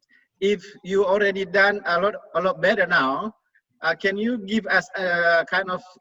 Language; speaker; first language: English; non-native, fluent; Indonesian